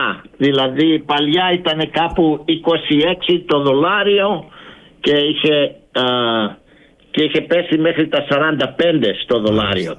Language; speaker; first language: Greek; early bilingual, heritage; Greek